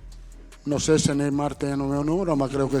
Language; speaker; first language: Portuguese; non-native, fluent; Italian